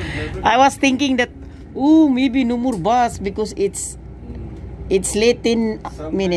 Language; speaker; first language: English; non-native, learner; Cebuano